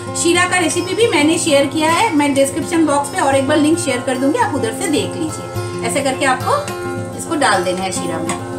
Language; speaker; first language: Hindi; non-native, local second language; Bangla